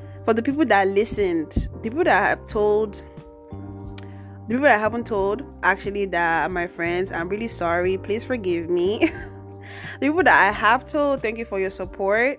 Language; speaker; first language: English; non-native, local second language; Igbo